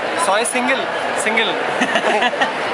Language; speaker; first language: Spanish; non-native, learner; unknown